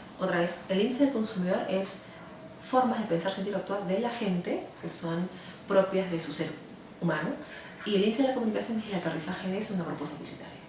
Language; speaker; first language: Spanish; native; Spanish